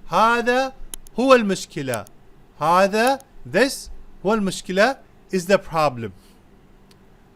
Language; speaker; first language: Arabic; non-native, fluent; Urdu